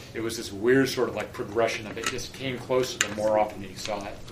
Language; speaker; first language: English; native; English